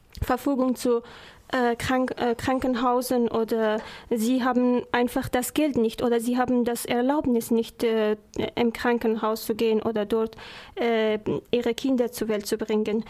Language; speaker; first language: German; non-native, learner; Persian